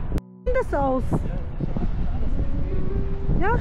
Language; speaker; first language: German; non-native, learner; Chinese